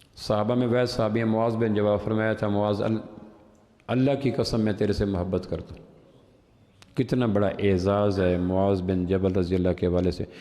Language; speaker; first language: Urdu; non-native, local second language; Punjabi